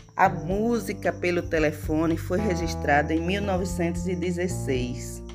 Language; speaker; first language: Portuguese; native; Portuguese